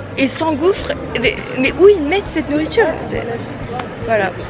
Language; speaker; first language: French; native; French